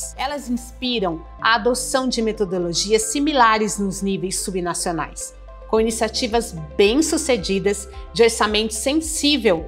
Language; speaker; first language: Portuguese; native; Portuguese